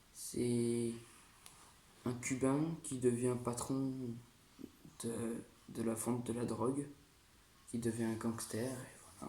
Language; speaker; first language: French; native; French